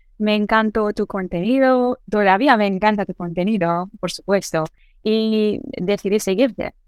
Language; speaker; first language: Spanish; non-native, learner; Persian